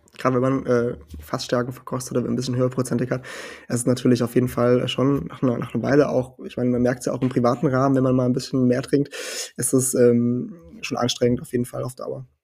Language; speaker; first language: German; early bilingual, heritage; German